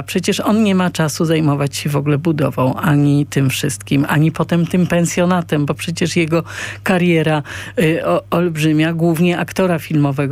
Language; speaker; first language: Polish; native; Polish